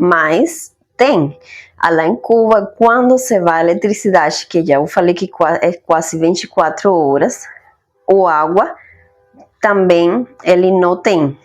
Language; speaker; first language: Portuguese; non-native, fluent; Spanish